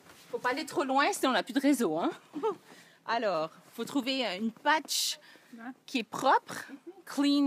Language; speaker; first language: French; early bilingual, heritage; French